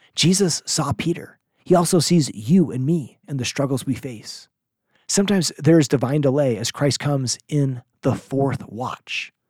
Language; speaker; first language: English; native; English